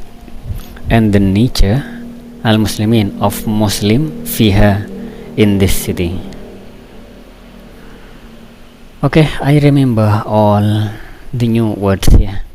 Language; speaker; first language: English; non-native, fluent; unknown